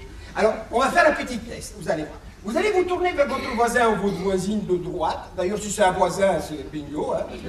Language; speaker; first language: French; native; French